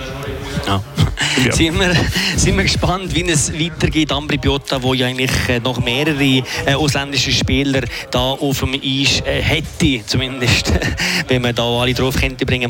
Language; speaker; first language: German; native; German